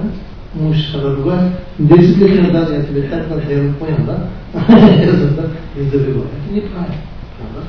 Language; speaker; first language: Russian; non-native, learner; Tibetan